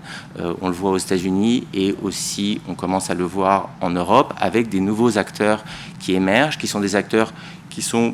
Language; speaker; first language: French; native; French